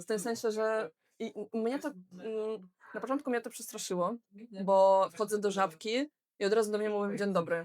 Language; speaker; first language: Polish; non-native, fluent; Belarusian